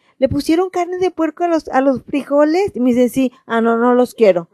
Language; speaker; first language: Spanish; native; Spanish